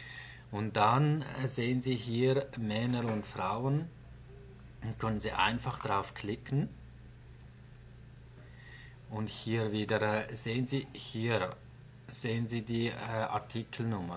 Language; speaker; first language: German; non-native, fluent; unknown